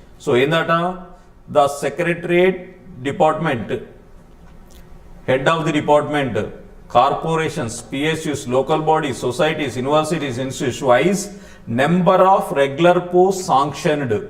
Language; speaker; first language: English; non-native, local second language; Telugu